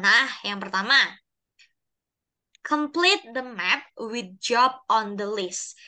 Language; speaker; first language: English; non-native, fluent; Indonesian